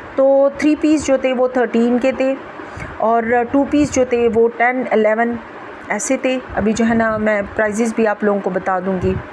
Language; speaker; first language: Urdu; non-native, local second language; Pashto